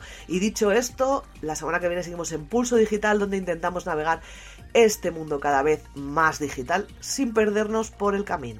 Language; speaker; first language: Spanish; native; Spanish